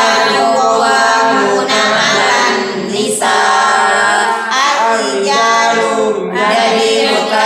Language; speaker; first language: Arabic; non-native, learner; Indonesian